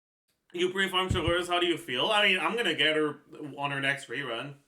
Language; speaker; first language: English; native; English